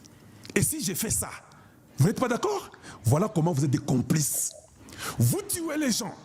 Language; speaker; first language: French; non-native, local second language; Lingala